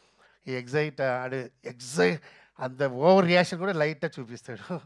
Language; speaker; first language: Telugu; non-native, fluent; Tamil